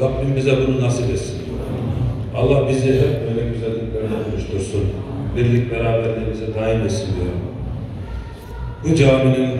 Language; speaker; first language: Turkish; native; Turkish